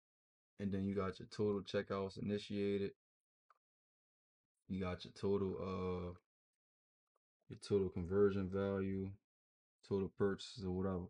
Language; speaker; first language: English; native; English